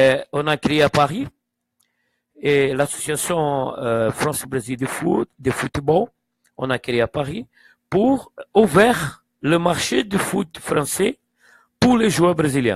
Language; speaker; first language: French; non-native, fluent; Portuguese